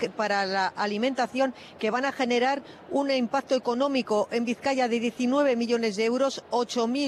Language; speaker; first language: Spanish; native; Spanish